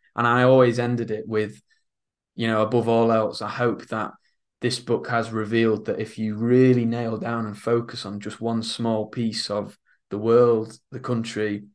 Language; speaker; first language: English; native; English